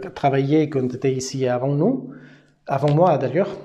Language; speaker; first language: French; non-native, fluent; Spanish